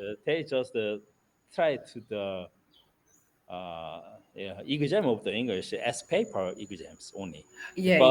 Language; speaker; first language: English; non-native, learner; Korean